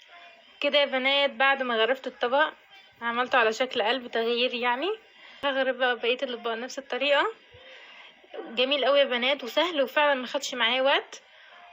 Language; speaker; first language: Arabic; native; Arabic